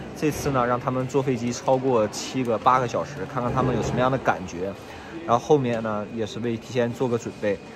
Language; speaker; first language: Chinese; native; Chinese